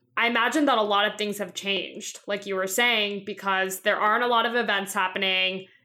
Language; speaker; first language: English; native; English